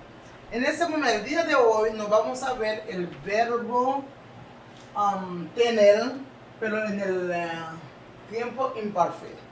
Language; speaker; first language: Spanish; non-native, learner; Haitian Creole